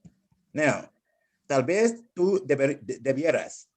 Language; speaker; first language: Spanish; non-native, fluent; English